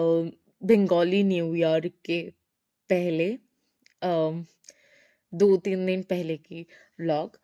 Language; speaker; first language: Hindi; non-native, local second language; Bangla